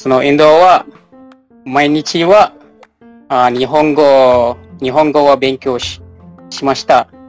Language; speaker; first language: Japanese; non-native, learner; Malay